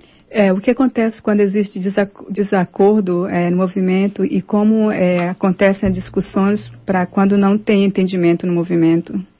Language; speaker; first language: Portuguese; native; Portuguese